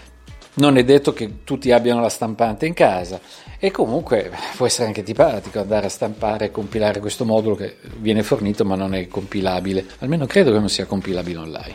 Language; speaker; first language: Italian; native; Italian